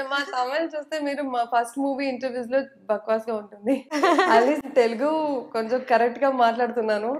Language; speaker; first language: Telugu; non-native, learner; Kannada